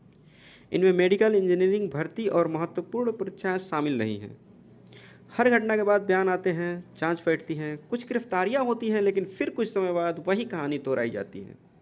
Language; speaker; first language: Hindi; native; Hindi